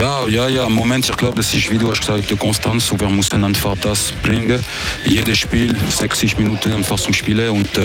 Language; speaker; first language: German; non-native, local second language; French